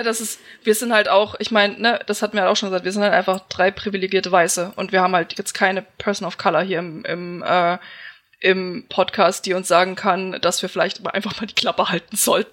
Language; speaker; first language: German; native; German